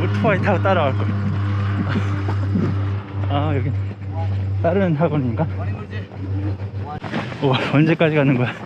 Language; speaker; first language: Korean; native; Korean